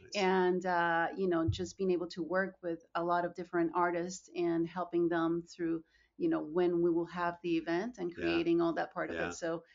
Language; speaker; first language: English; non-native, fluent; Spanish